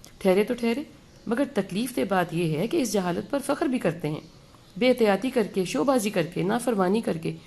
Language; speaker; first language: Urdu; native; Urdu